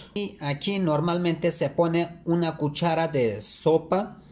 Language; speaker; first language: Spanish; non-native, learner; Turkish